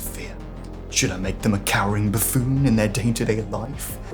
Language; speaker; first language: English; native; English